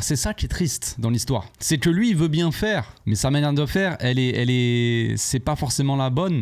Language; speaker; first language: French; native; French